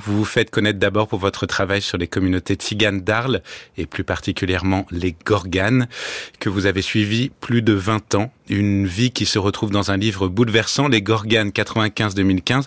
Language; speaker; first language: French; native; French